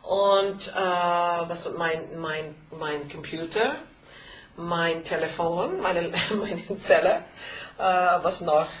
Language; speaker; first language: German; non-native, learner; English